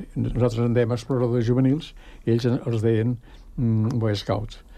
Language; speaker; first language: Catalan; native; Catalan